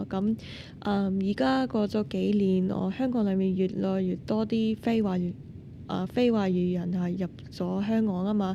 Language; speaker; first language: Cantonese; non-native, fluent; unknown